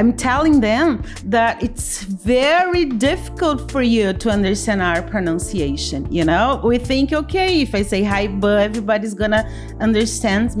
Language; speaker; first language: English; non-native, fluent; Portuguese